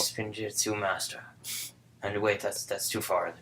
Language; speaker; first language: English; native; English